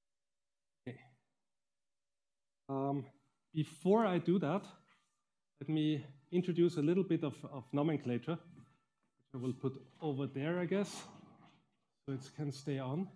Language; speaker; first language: English; non-native, fluent; German